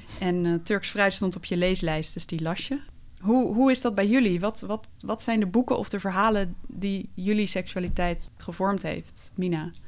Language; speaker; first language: Dutch; native; Dutch